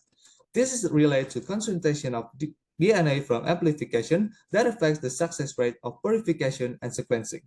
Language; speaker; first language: English; non-native, learner; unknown